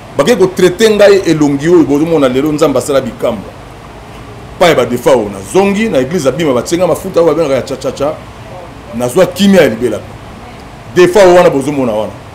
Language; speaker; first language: Lingala; native; Lingala